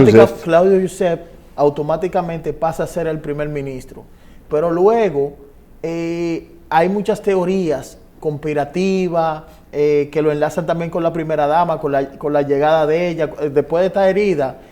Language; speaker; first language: Spanish; native; Spanish